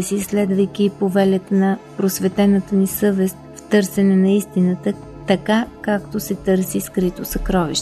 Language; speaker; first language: Bulgarian; native; Bulgarian